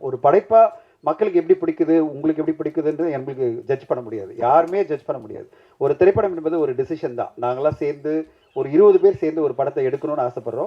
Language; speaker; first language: Tamil; native; Tamil